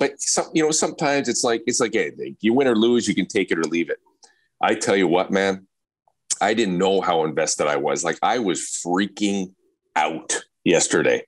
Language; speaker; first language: English; native; English